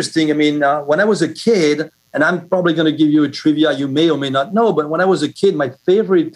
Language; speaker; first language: English; non-native, fluent; French